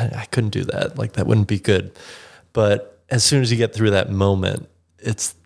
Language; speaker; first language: English; native; English